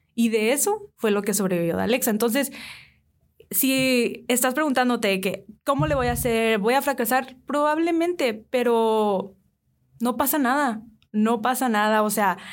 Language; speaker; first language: Spanish; early bilingual, heritage; Spanish